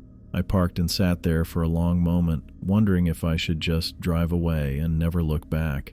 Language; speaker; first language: English; native; English